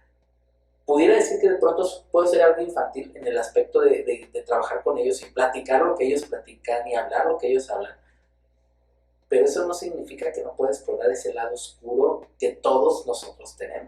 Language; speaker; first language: Spanish; native; Spanish